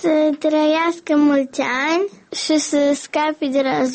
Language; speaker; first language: Romanian; early bilingual, other home language; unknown